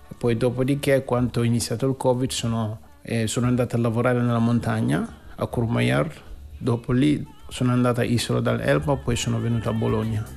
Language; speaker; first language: Italian; non-native, learner; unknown